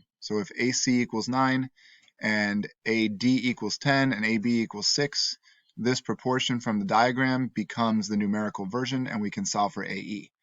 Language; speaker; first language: English; native; English